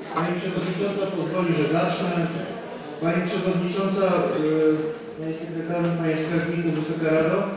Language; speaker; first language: Polish; native; Polish